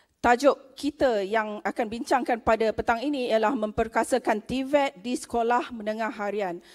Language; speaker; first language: Malay; native; Malay